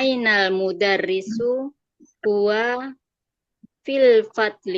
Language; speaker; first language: Arabic; non-native, learner; Indonesian